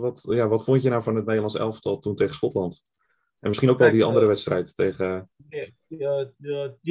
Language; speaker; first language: Dutch; native; Dutch